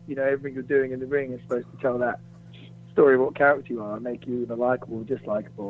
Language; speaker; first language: English; native; English